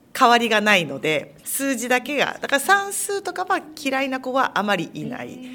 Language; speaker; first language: Japanese; native; Japanese